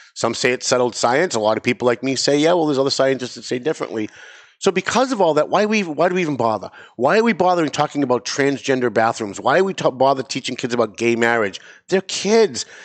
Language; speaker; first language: English; native; English